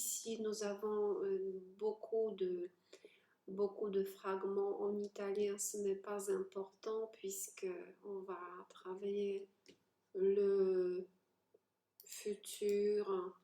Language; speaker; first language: French; non-native, fluent; Polish